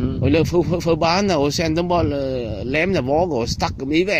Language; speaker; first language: Swedish; non-native, learner; Vietnamese